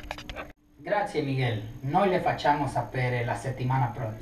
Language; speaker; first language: Italian; non-native, learner; English